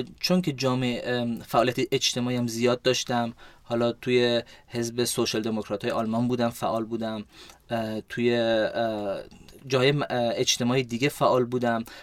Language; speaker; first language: Persian; early bilingual, heritage; Persian